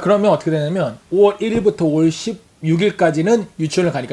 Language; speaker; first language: Korean; native; Korean